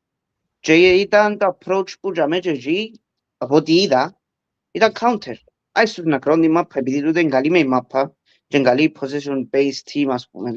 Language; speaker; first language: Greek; early bilingual, heritage; Greek